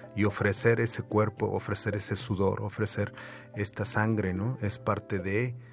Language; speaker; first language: Spanish; native; Spanish